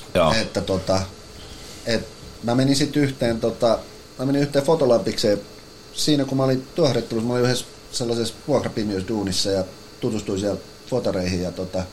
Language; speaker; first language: English; non-native, fluent; Finnish